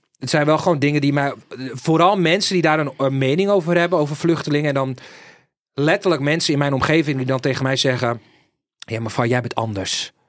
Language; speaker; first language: Dutch; early bilingual, other home language; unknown